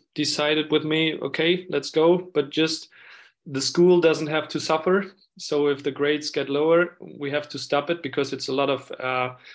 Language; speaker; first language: English; non-native, fluent; German